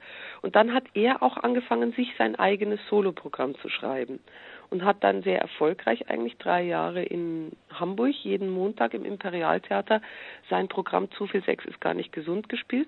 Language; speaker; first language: German; native; German